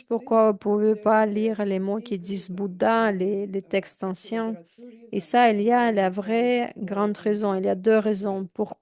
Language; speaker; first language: French; non-native, fluent; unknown